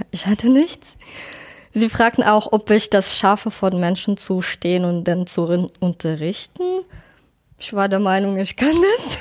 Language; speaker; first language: German; non-native, fluent; Russian